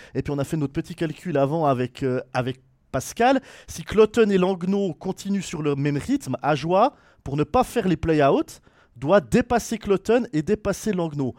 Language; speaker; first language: French; native; French